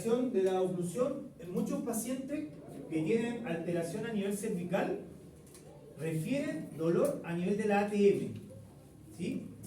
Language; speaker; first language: Spanish; native; Spanish